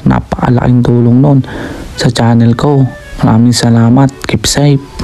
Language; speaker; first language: Filipino; native; Filipino